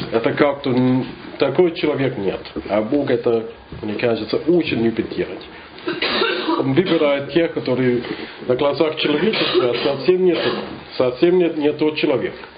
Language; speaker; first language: Russian; non-native, learner; English